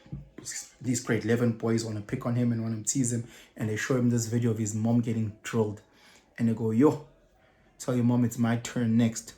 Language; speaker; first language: English; non-native, local second language; Zulu